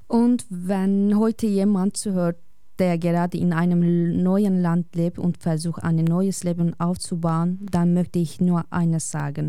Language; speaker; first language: German; non-native, fluent; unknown